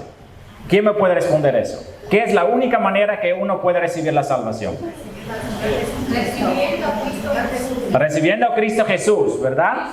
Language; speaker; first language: Spanish; non-native, fluent; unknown